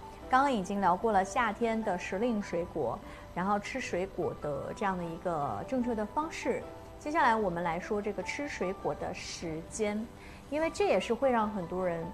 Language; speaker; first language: Chinese; native; Chinese